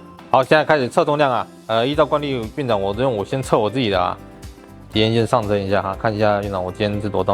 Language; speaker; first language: Chinese; native; Chinese